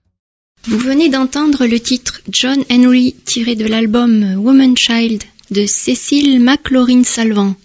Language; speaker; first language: French; native; French